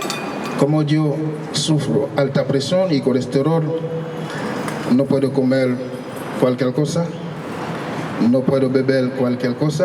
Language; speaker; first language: Spanish; non-native, local second language; Haitian Creole